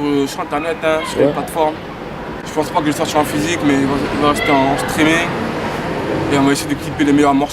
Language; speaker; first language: French; native; French